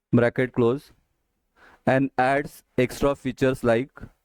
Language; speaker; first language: Hindi; non-native, local second language; Marathi